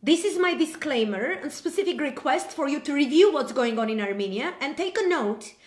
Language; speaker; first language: English; non-native, fluent; Armenian